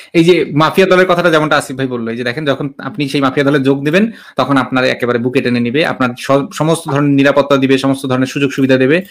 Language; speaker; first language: Bangla; native; Bangla